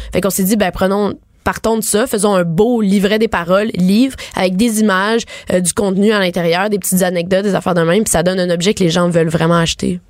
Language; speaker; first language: French; native; French